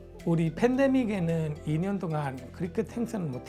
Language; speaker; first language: Korean; non-native, fluent; Punjabi